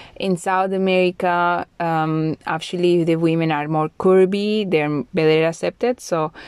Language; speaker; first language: English; non-native, fluent; Spanish